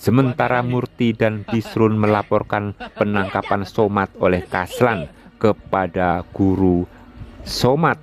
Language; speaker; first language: Indonesian; native; Indonesian